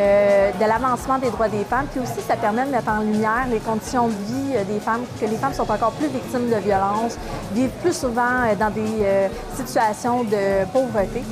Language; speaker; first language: French; native; French